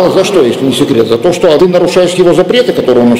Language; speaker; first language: Russian; native; Russian